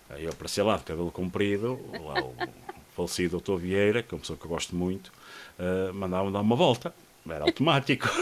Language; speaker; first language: Portuguese; native; Portuguese